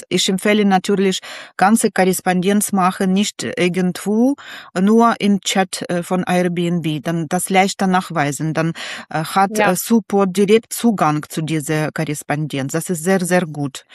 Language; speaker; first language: German; non-native, learner; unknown